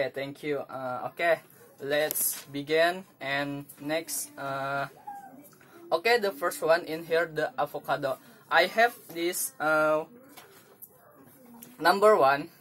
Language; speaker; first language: English; non-native, learner; Indonesian